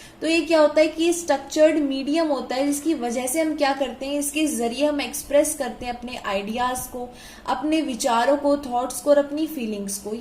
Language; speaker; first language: Hindi; native; Hindi